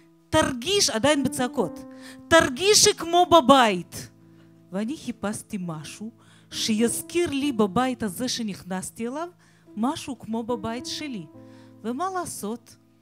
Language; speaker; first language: Hebrew; non-native, fluent; Russian